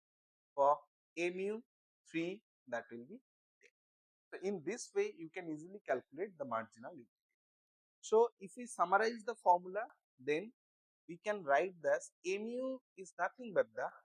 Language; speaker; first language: English; non-native, local second language; Bangla